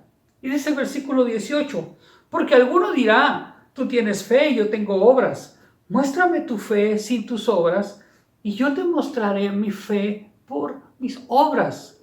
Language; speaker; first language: Spanish; native; Spanish